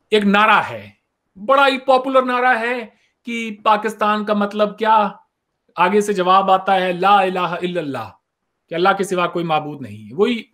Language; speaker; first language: Hindi; native; Hindi